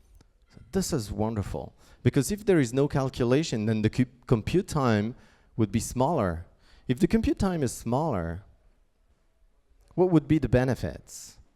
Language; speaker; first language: English; non-native, fluent; French